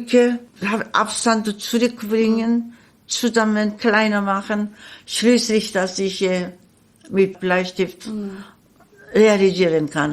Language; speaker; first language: German; non-native, learner; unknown